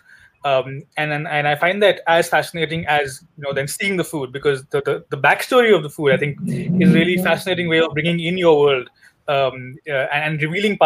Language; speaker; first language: English; non-native, local second language; Hindi